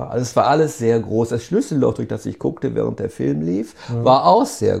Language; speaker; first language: German; native; German